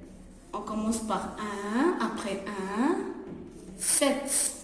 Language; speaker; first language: French; non-native, local second language; Arabic